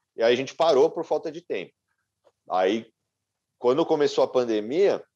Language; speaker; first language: Portuguese; native; Portuguese